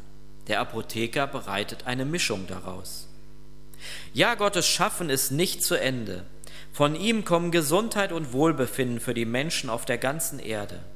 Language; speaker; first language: German; native; German